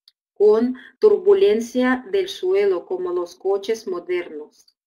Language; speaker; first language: Spanish; non-native, fluent; Russian